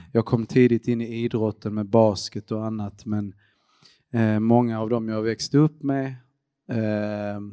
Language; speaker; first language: Swedish; early bilingual, other home language; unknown